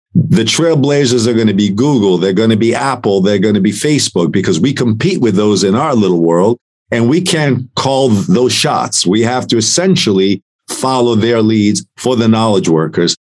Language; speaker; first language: English; non-native, fluent; Italian